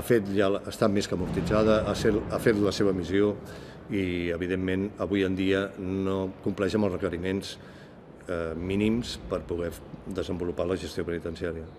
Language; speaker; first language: Catalan; native; Catalan